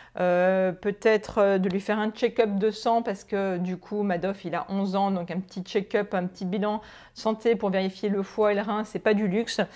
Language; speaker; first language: French; native; French